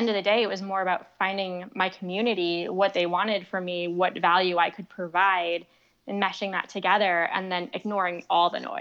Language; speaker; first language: English; native; English